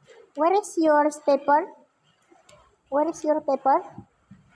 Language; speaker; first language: English; non-native, learner; Indonesian